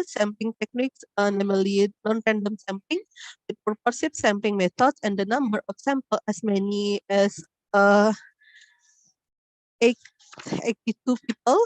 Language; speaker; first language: English; non-native, learner; Indonesian